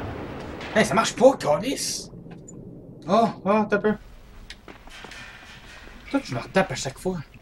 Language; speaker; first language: French; native; French